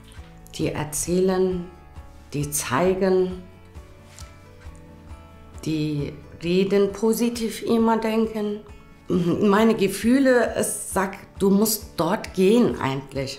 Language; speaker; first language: German; non-native, learner; Turkish